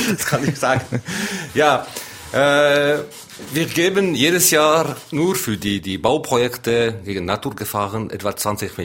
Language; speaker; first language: German; non-native, local second language; French